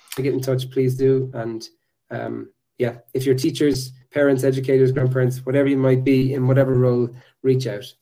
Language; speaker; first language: English; native; English